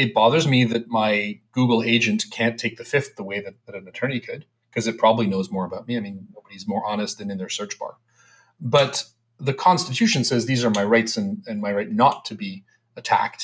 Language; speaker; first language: English; native; English